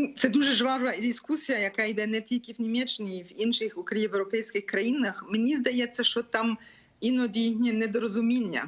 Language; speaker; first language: Ukrainian; non-native, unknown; German